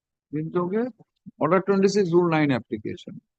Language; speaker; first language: English; non-native, local second language; Bangla